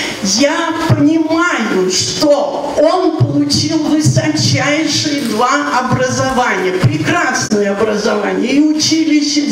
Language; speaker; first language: Russian; native; Russian